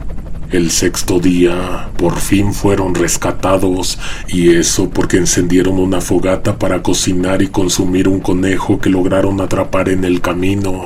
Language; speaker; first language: Spanish; native; Spanish